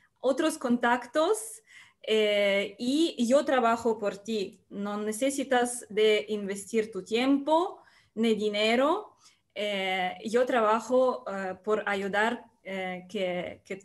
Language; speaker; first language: Spanish; non-native, learner; Russian